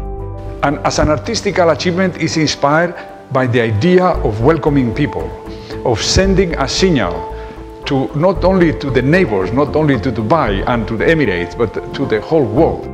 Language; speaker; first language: English; non-native, fluent; Spanish